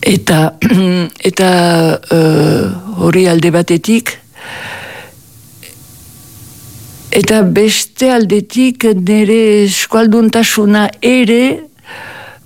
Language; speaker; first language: Basque; native; Basque